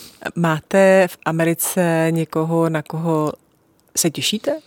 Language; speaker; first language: Czech; native; Czech